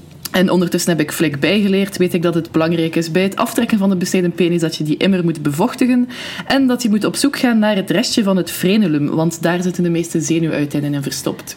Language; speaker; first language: Dutch; native; Dutch